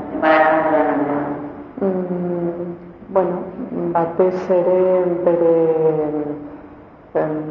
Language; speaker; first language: Basque; non-native, local second language; Spanish